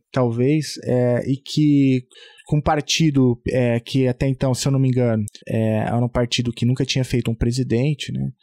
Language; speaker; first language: Portuguese; native; Portuguese